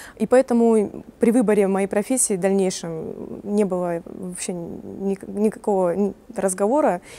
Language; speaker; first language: Russian; native; Russian